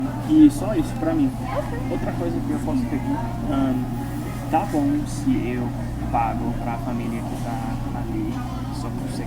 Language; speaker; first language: Portuguese; non-native, fluent; English